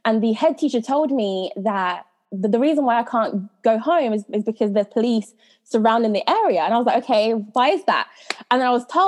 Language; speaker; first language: English; native; English